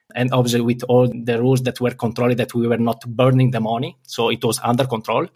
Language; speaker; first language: English; non-native, fluent; Italian